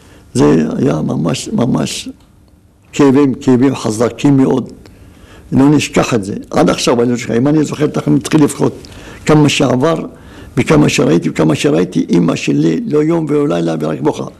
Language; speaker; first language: Hebrew; non-native, local second language; Arabic